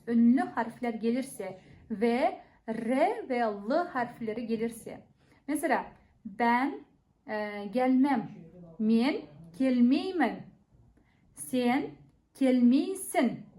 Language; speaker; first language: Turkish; non-native, fluent; Kazakh